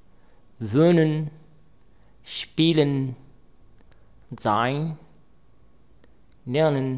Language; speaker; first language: German; non-native, learner; Arabic